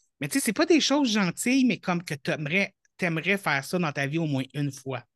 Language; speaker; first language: French; native; French